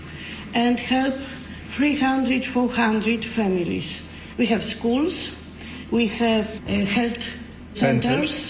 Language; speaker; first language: English; non-native, learner; Polish